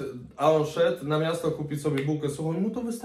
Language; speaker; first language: Polish; native; Polish